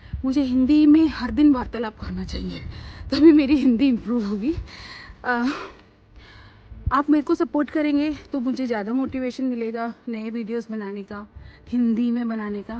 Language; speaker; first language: Hindi; non-native, local second language; Malayalam